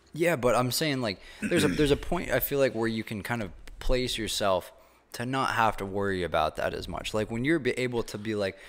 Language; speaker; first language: English; native; English